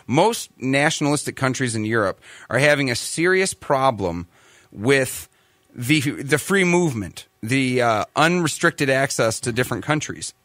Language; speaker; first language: English; native; English